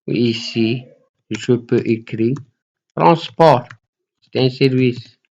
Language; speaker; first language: French; non-native, local second language; Arabic